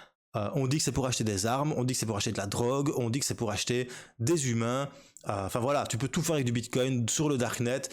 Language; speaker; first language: French; native; French